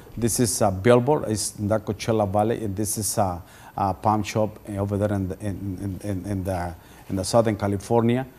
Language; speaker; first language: English; non-native, fluent; Spanish